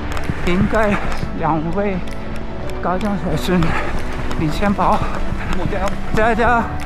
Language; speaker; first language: Chinese; non-native, learner; Japanese